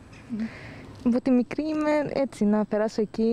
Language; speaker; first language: Greek; non-native, local second language; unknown